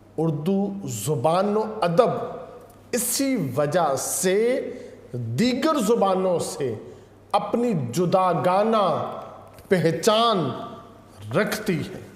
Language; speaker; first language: Urdu; native; Urdu